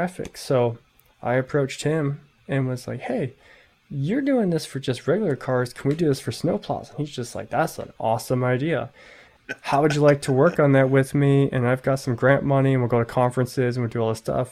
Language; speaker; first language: English; native; English